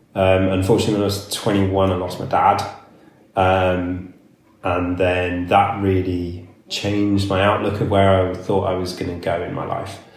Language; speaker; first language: English; native; English